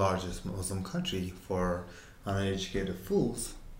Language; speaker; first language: English; non-native, fluent; Uzbek